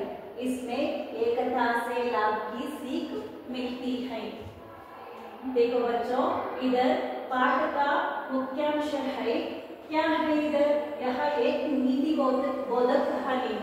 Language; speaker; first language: Hindi; non-native, local second language; Kannada